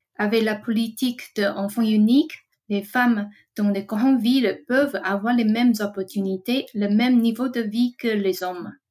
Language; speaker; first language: French; non-native, fluent; Chinese